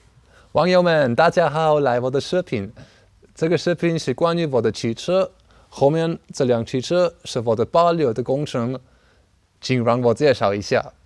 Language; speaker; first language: Chinese; non-native, learner; German